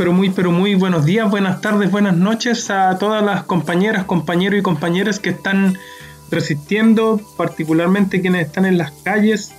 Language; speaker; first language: Spanish; native; Spanish